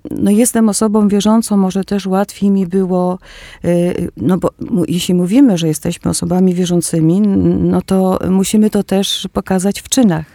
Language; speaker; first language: Polish; early bilingual, other home language; Greek